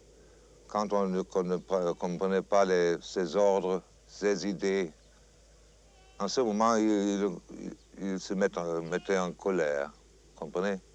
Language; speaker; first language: French; non-native, fluent; German